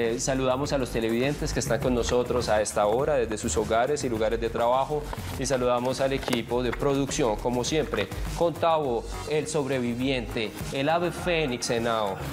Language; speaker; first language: Spanish; native; Spanish